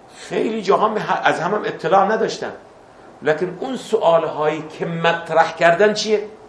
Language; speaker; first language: Persian; non-native, fluent; Arabic